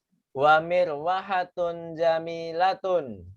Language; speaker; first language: Arabic; non-native, fluent; Indonesian